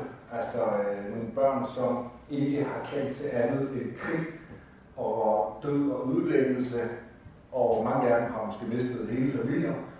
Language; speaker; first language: Danish; native; Danish